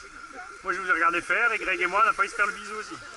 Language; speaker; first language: French; native; French